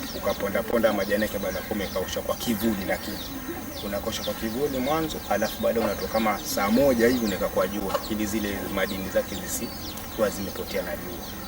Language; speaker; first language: Swahili; non-native, local second language; Giryama